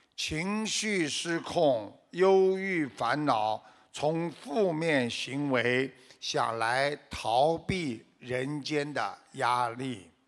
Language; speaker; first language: Chinese; native; Chinese